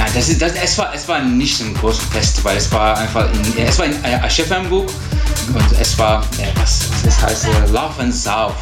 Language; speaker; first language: German; non-native, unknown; Turkish